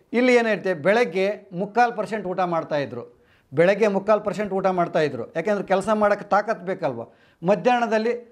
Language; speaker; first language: Kannada; non-native, local second language; Telugu